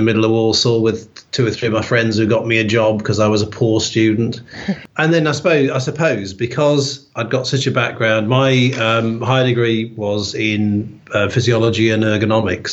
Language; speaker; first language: English; native; English